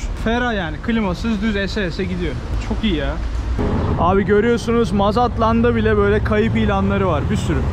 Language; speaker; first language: Turkish; native; Turkish